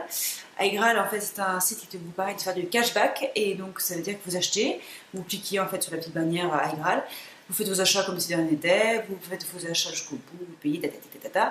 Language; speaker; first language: French; native; French